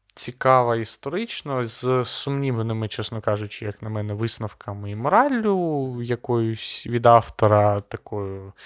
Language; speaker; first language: Ukrainian; non-native, local second language; Russian